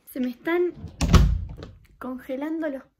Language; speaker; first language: Spanish; native; Spanish